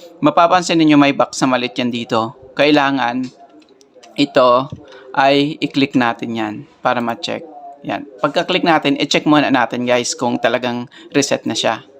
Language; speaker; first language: Filipino; native; Filipino